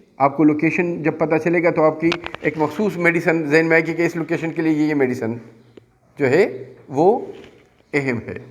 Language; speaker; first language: Urdu; non-native, local second language; Pashto